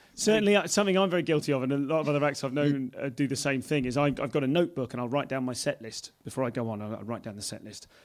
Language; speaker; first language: English; native; English